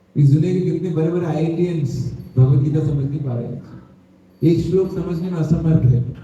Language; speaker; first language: Hindi; non-native, local second language; Odia